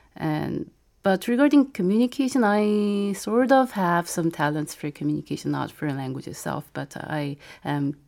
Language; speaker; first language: English; non-native, fluent; Korean